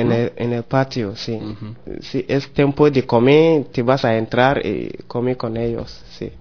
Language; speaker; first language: Spanish; non-native, learner; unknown